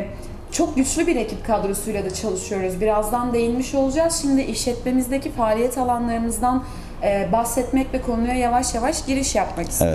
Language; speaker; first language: Turkish; native; Turkish